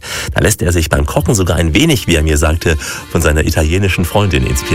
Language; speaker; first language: German; native; German